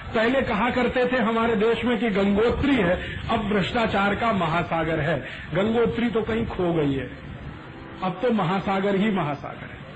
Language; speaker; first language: Hindi; native; Hindi